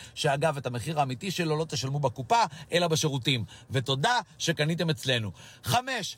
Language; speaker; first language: Hebrew; native; Hebrew